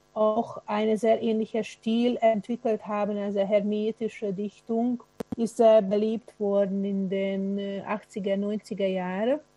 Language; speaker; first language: German; non-native, fluent; Hungarian